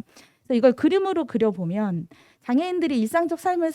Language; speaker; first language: Korean; native; Korean